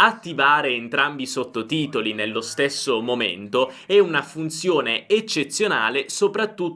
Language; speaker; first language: Italian; native; Italian